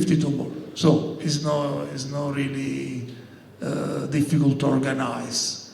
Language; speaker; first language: English; non-native, learner; Italian